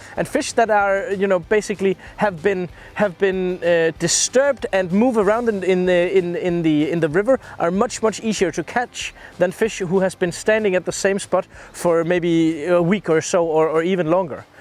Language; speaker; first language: English; non-native, fluent; Danish